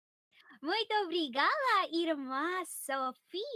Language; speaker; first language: Portuguese; non-native, learner; Filipino